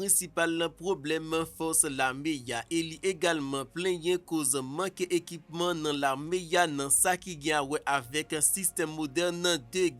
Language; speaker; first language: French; non-native, local second language; Haitian Creole